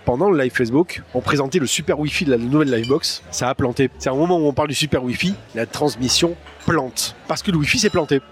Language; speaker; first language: French; native; French